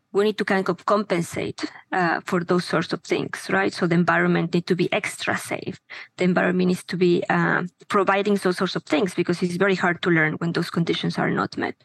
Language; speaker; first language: English; non-native, fluent; Spanish